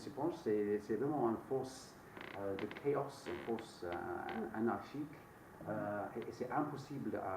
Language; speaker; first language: French; non-native, fluent; English